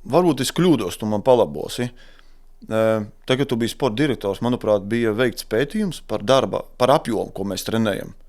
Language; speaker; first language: Latvian; native; Latvian